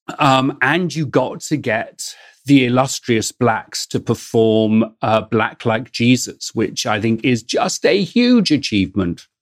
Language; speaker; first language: English; native; English